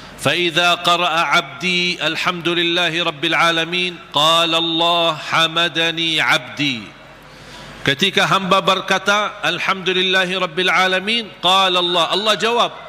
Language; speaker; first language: Malay; non-native, fluent; Arabic